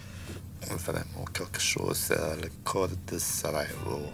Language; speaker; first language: French; non-native, fluent; Bosnian